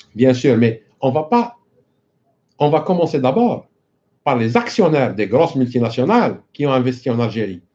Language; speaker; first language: French; non-native, local second language; Arabic